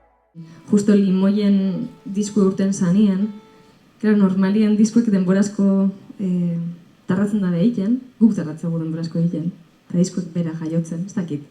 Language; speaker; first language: Basque; native; Basque